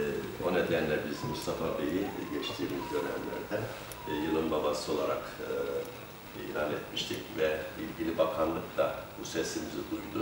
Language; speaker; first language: Turkish; native; Turkish